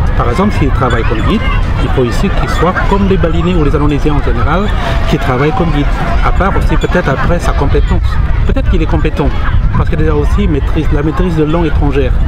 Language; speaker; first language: French; non-native, fluent; Balinese